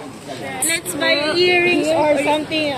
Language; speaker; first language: English; non-native, local second language; Cebuano